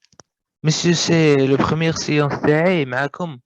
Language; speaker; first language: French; non-native, learner; Arabic